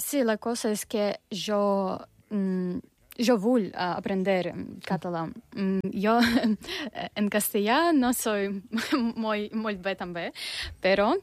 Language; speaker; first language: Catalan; non-native, learner; Russian